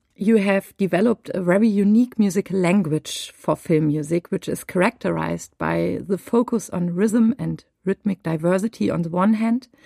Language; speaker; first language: English; non-native, fluent; German